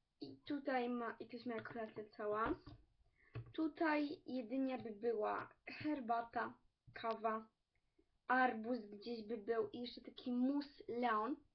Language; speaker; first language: Polish; early bilingual, heritage; Polish